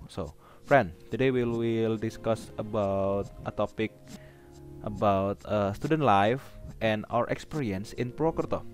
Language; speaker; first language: English; non-native, learner; Indonesian